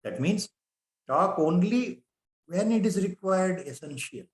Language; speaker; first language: English; non-native, local second language; Kannada